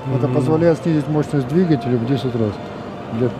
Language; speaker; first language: Russian; native; Russian